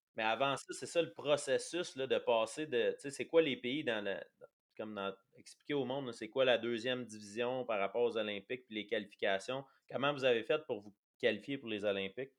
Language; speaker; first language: French; native; French